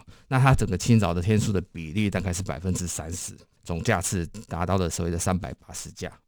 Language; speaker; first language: Chinese; native; Chinese